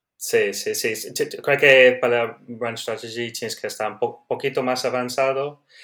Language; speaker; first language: Spanish; non-native, learner; English